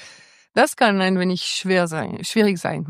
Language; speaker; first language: German; non-native, local second language; French